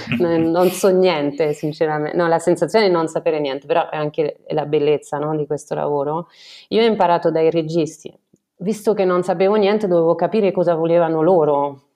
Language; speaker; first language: Italian; non-native, fluent; French